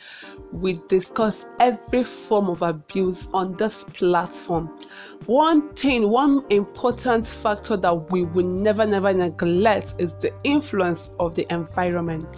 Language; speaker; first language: English; non-native, local second language; Igbo